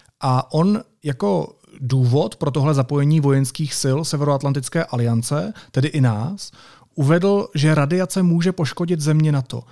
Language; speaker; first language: Czech; native; Czech